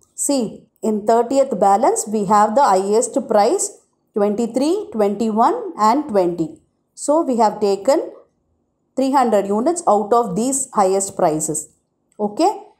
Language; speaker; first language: English; non-native, local second language; Tamil